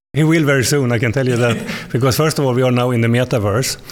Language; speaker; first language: English; non-native, fluent; Swedish